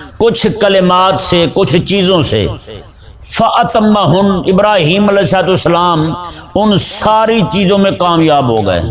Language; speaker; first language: Urdu; non-native, local second language; Punjabi